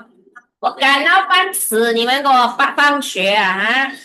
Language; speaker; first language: Chinese; early bilingual, heritage; Chinese